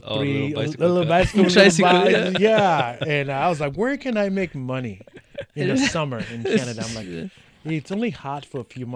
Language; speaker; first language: English; non-native, local second language; Yoruba